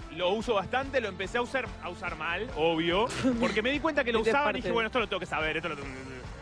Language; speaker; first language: Spanish; native; Spanish